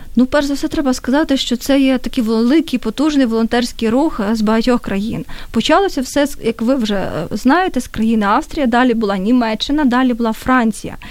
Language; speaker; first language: Ukrainian; native; Ukrainian